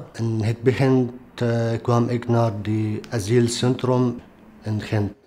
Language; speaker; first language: Dutch; non-native, learner; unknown